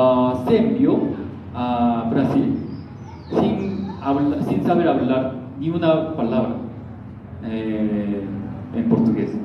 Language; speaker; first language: Spanish; non-native, learner; Korean